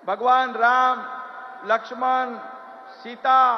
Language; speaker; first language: Hindi; non-native, local second language; Marathi